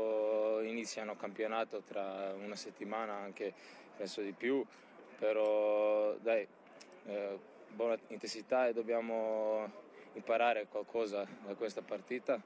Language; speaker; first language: Italian; non-native, fluent; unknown